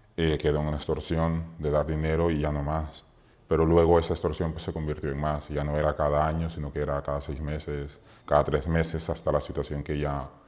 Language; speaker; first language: Spanish; native; Spanish